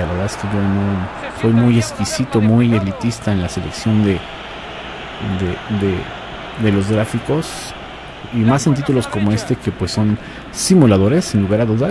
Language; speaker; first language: Spanish; native; Spanish